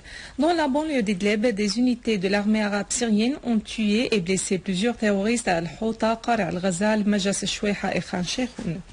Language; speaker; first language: French; non-native, fluent; Arabic